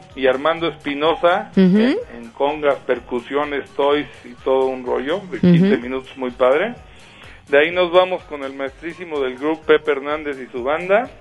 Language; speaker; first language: Spanish; native; Spanish